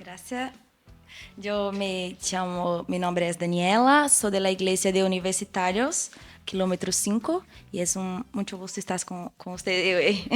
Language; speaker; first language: Spanish; non-native, fluent; Portuguese